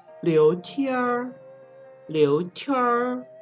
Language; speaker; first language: Chinese; non-native, fluent; Thai